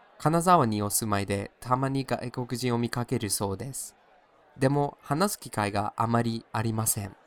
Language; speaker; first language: Japanese; non-native, fluent; English